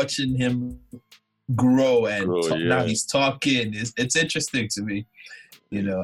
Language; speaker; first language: English; non-native, local second language; Yoruba